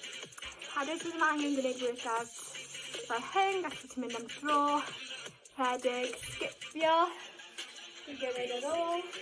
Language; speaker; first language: Welsh; non-native, local second language; English